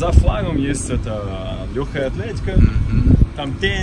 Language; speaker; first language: Russian; non-native, fluent; Portuguese